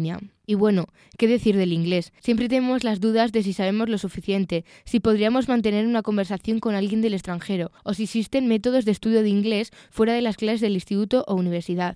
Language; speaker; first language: Spanish; native; Spanish